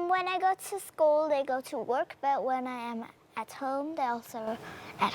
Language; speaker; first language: English; non-native, fluent; Vietnamese